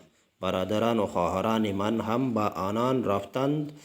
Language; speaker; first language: Persian; non-native, fluent; Urdu